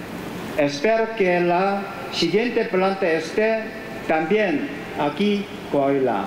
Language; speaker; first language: Spanish; non-native, learner; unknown